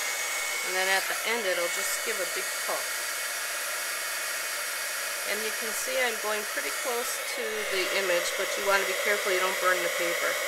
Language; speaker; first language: English; native; English